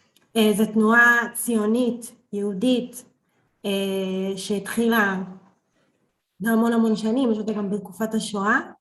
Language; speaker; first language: Hebrew; early bilingual, other home language; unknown